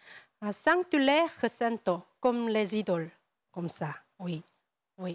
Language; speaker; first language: French; non-native, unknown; Korean